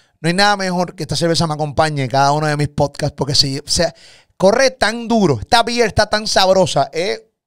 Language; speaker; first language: Spanish; native; Spanish